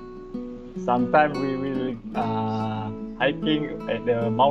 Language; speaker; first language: English; non-native, learner; Malay